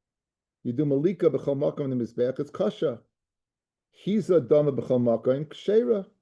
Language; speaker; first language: English; native; English